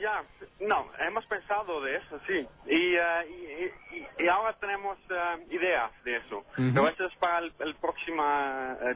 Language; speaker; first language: Spanish; non-native, learner; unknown